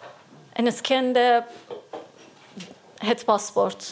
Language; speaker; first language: Dutch; non-native, learner; Persian